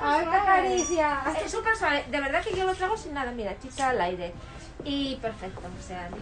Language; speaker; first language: Spanish; native; Spanish